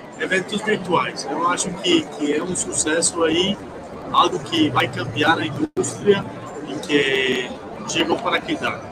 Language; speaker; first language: Portuguese; non-native, fluent; Spanish